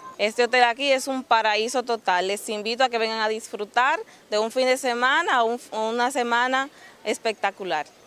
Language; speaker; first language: Spanish; native; Spanish